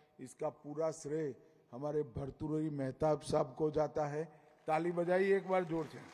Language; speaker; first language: Hindi; non-native, local second language; Gujarati